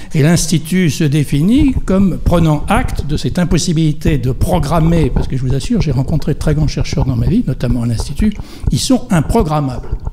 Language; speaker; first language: French; native; French